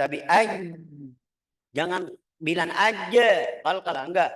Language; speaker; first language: Indonesian; non-native, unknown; Arabic